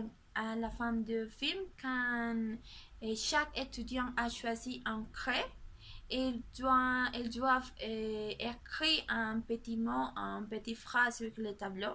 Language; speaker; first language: French; non-native, learner; Spanish